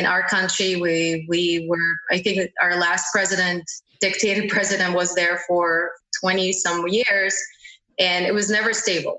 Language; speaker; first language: English; non-native, fluent; Uzbek